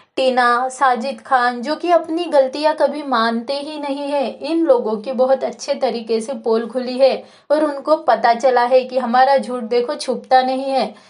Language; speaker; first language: Hindi; native; Hindi